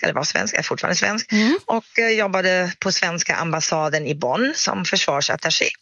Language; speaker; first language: Swedish; non-native, fluent; German